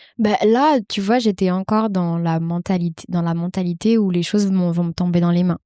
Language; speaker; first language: French; early bilingual, other home language; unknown